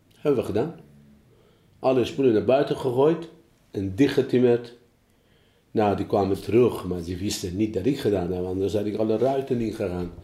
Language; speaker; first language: Dutch; non-native, fluent; Persian